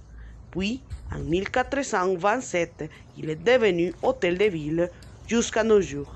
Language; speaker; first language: French; non-native, learner; Spanish